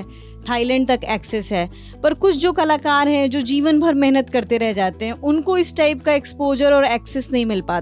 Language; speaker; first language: Hindi; native; Hindi